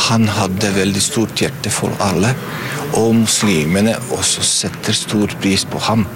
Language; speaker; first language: Norwegian; non-native, fluent; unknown